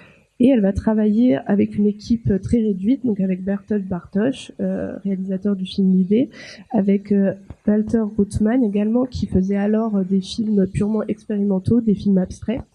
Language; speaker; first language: French; native; French